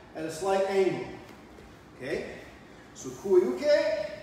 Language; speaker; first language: English; native; English